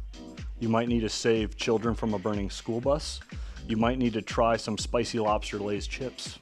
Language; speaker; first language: English; native; English